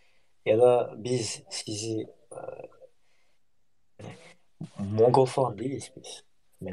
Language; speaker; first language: Turkish; early bilingual, heritage; Turkish